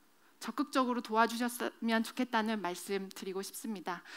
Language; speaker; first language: Korean; native; Korean